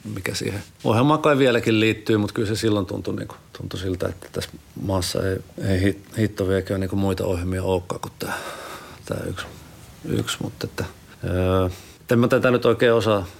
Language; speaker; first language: Finnish; native; Finnish